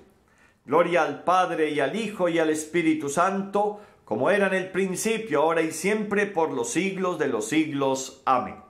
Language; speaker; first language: Spanish; native; Spanish